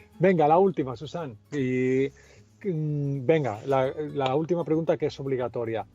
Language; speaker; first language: Spanish; native; Spanish